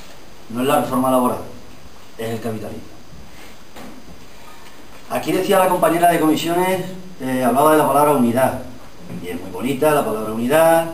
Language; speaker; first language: Spanish; native; Spanish